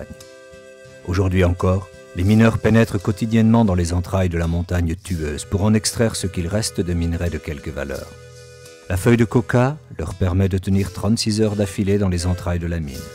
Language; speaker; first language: French; native; French